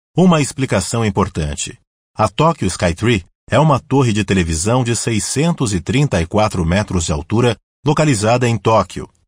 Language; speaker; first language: Portuguese; native; Portuguese